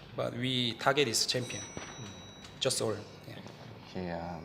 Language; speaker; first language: English; non-native, learner; Korean